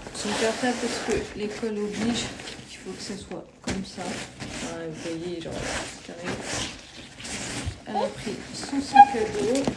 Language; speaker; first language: French; native; French